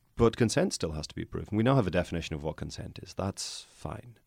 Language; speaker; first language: English; native; English